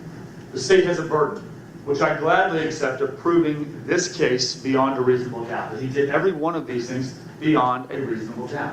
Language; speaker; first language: English; native; English